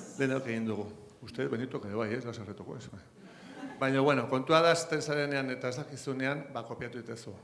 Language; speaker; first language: Basque; non-native, local second language; Spanish